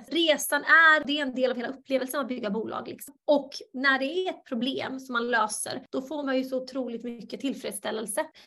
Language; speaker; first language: Swedish; early bilingual, other home language; Bosnian